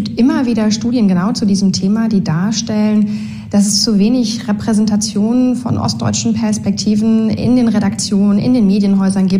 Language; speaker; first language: German; native; German